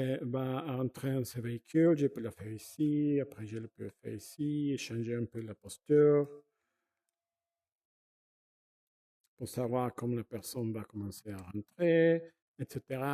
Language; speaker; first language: French; non-native, fluent; Spanish